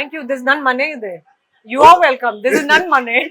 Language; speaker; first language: Kannada; non-native, learner; Hindi